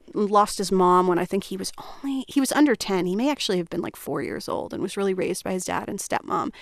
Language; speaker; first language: English; native; English